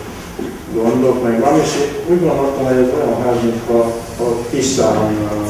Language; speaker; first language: Hungarian; non-native, local second language; Romanian